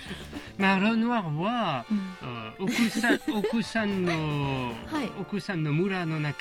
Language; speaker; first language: Japanese; non-native, fluent; French